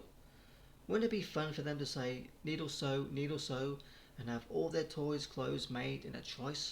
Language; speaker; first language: English; native; English